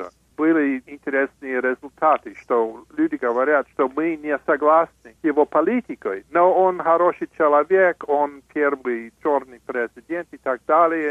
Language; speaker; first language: Russian; non-native, fluent; English